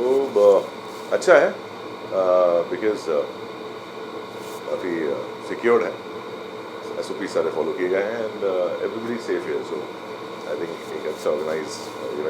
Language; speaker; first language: Hindi; native; Hindi